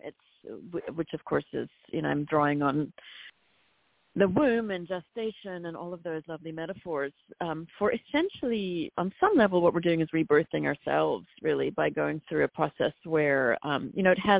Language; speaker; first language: English; native; English